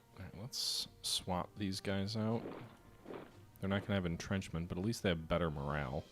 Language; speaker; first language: English; native; English